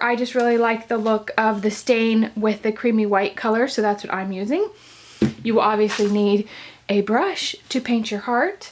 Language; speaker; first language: English; native; English